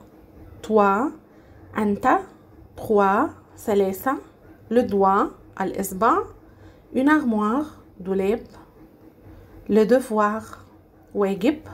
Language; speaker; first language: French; non-native, fluent; Arabic